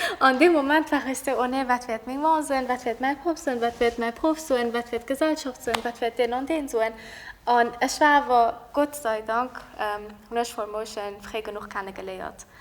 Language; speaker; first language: Luxembourgish; early bilingual, other home language; Persian